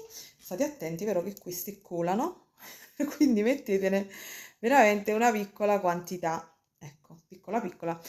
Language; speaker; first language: Italian; native; Italian